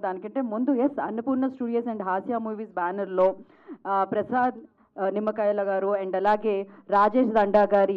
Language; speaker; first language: Telugu; native; Telugu